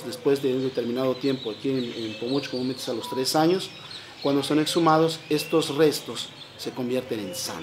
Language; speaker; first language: Spanish; native; Spanish